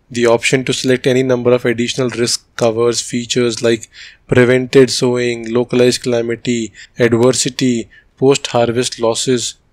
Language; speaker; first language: Hindi; native; Hindi